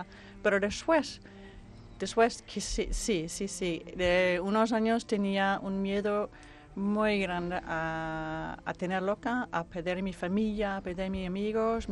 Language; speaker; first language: Spanish; non-native, fluent; Danish